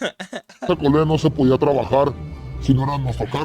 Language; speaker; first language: Spanish; native; Spanish